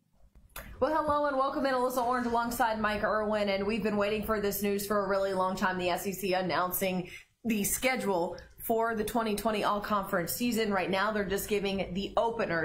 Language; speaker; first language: English; native; English